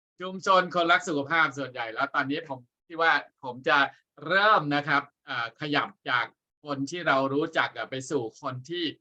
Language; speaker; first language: Thai; native; Thai